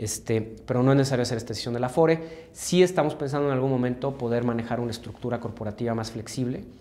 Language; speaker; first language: Spanish; native; Spanish